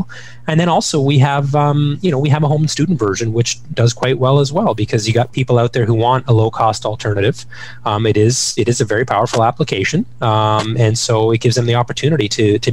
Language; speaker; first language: English; native; English